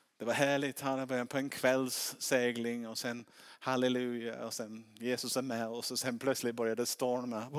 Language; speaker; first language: Swedish; non-native, fluent; English